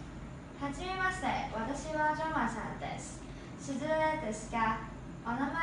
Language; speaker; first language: Japanese; non-native, learner; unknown